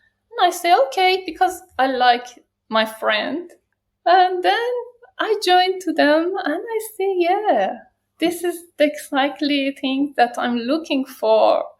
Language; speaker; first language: English; non-native, learner; Persian